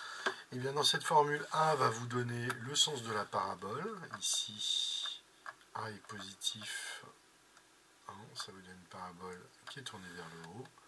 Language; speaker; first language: French; native; French